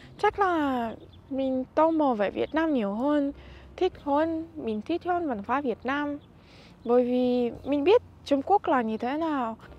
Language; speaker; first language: Vietnamese; non-native, fluent; Russian